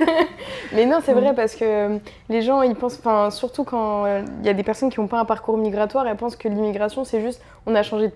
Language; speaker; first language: French; early bilingual, other home language; Arabic